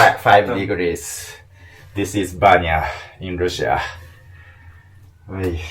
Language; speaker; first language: English; non-native, learner; Japanese